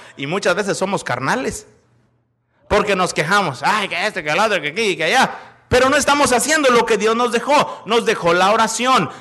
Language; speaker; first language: Spanish; native; Spanish